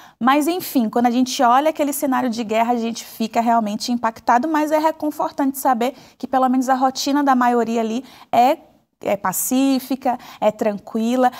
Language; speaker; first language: Portuguese; native; Portuguese